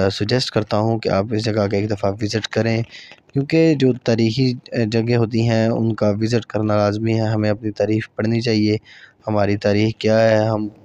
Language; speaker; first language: Urdu; non-native, local second language; Punjabi